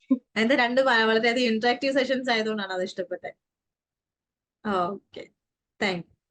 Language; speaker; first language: Malayalam; native; Malayalam